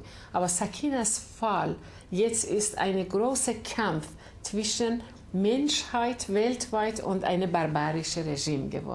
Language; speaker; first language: German; non-native, learner; Persian